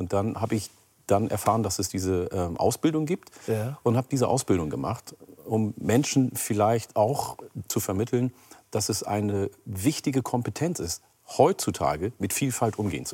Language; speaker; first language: German; early bilingual, other home language; Oromo